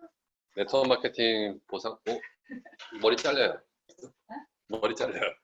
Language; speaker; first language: Korean; native; Korean